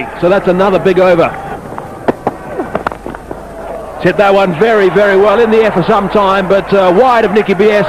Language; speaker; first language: English; native; English